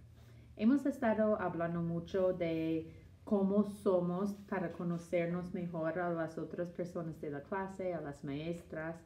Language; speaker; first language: Spanish; non-native, fluent; English